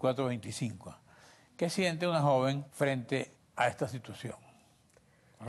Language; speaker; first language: Spanish; native; Spanish